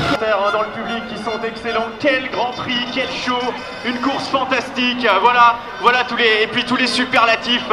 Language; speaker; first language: French; native; French